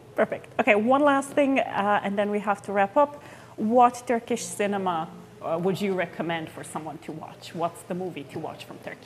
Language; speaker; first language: English; non-native, fluent; Croatian